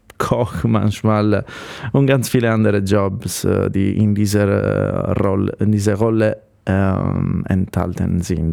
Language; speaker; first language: German; non-native, fluent; Italian